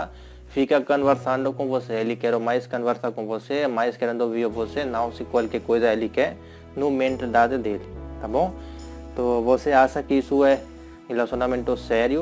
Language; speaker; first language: Portuguese; non-native, learner; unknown